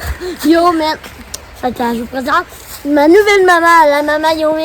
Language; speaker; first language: French; native; French